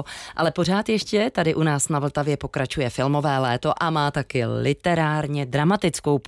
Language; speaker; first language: Czech; native; Czech